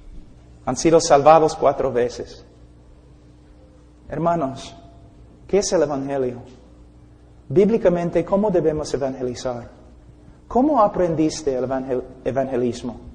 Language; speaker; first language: Spanish; non-native, fluent; English